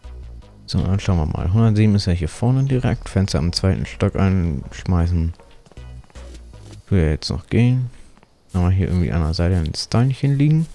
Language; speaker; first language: German; native; German